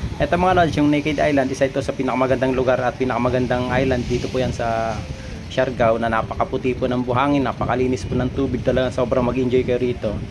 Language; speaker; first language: Filipino; native; Filipino